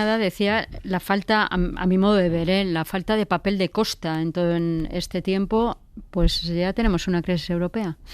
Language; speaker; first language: Spanish; native; Spanish